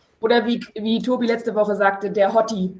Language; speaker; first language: German; native; German